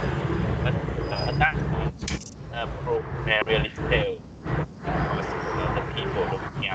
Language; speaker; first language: English; non-native, learner; Vietnamese